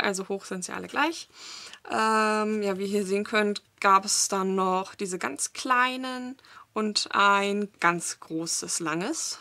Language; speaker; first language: German; native; German